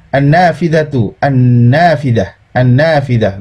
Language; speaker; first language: Arabic; non-native, fluent; Indonesian